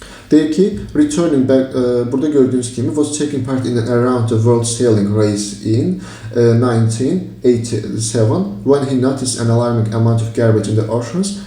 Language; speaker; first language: English; non-native, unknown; Azerbaijani